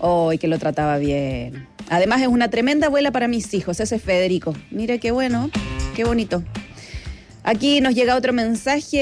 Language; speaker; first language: Spanish; native; Spanish